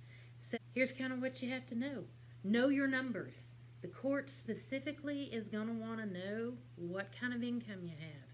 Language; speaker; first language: English; native; English